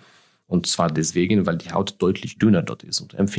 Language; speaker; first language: German; non-native, fluent; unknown